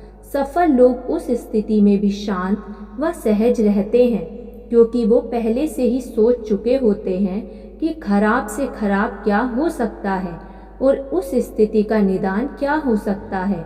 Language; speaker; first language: Hindi; native; Hindi